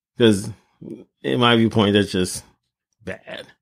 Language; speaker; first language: English; native; English